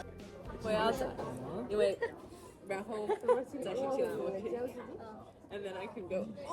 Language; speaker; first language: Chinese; non-native, learner; English